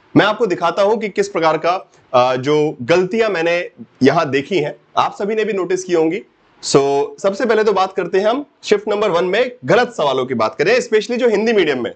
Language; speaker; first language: Hindi; native; Hindi